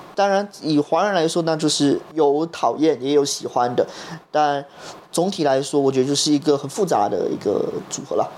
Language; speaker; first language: Chinese; native; Chinese